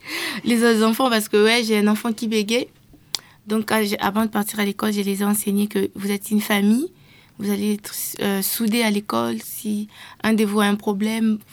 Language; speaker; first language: French; non-native, local second language; Lingala